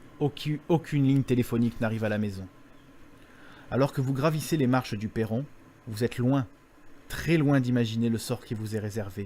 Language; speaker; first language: French; native; French